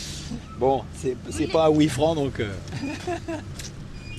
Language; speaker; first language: French; native; French